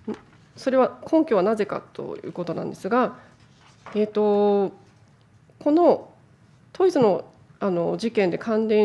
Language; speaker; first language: Japanese; native; Japanese